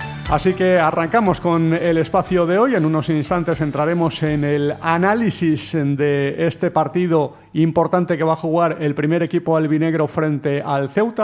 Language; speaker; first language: Spanish; native; Spanish